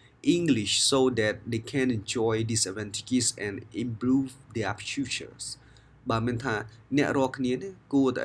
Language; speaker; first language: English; non-native, fluent; Khmer